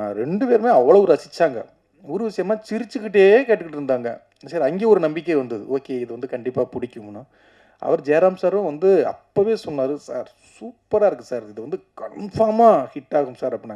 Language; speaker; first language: Tamil; native; Tamil